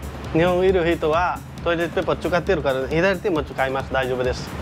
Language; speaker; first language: Japanese; non-native, learner; Nepali